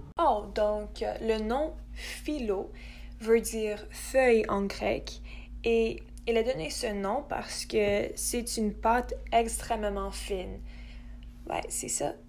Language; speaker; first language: French; non-native, local second language; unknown